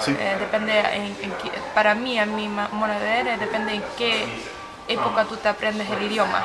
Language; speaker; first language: Spanish; early bilingual, heritage; Swedish